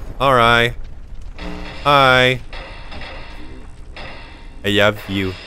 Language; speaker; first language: English; native; English